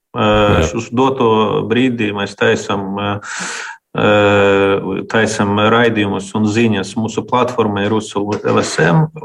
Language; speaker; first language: Latvian; non-native, local second language; Russian